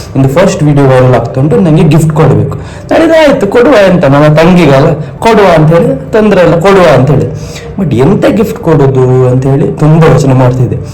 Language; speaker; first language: Kannada; native; Kannada